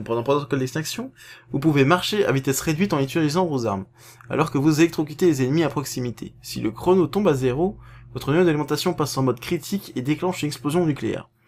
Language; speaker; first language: French; native; French